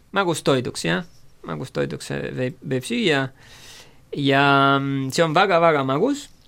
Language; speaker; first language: Estonian; non-native, fluent; Spanish